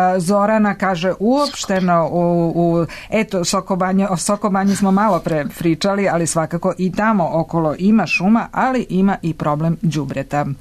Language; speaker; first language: Serbian; native; Serbian